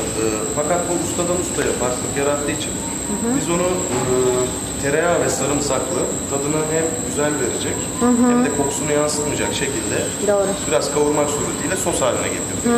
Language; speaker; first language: Turkish; native; Turkish